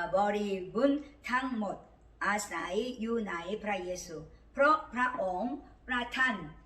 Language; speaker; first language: Thai; non-native, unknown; Korean